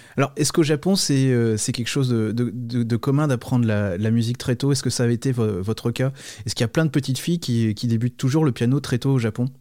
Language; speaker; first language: French; native; French